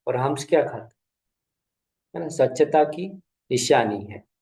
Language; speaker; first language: Hindi; non-native, local second language; Kannada